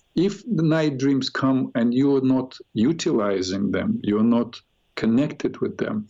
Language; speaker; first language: English; non-native, fluent; Russian